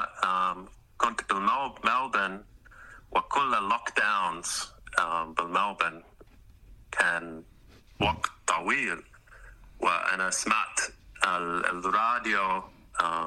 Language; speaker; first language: Arabic; non-native, learner; English